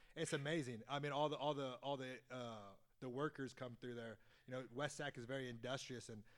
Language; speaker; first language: English; native; English